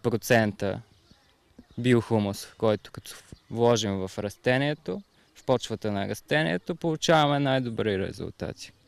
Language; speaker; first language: Bulgarian; native; Bulgarian